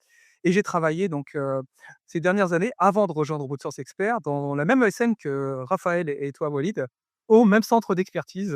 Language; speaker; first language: French; native; French